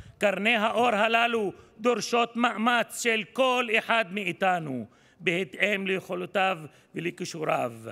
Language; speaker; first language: Hebrew; non-native, local second language; Arabic